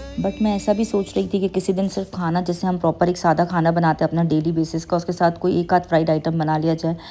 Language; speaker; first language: Urdu; native; Urdu